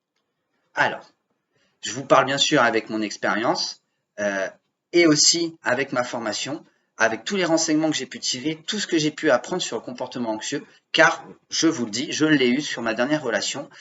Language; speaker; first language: French; native; French